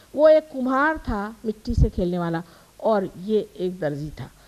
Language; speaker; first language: Hindi; non-native, local second language; Marathi